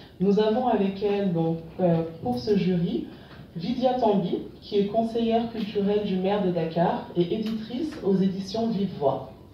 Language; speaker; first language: French; non-native, local second language; Wolof